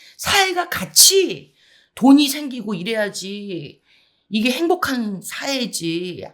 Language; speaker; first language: Korean; early bilingual, heritage; Korean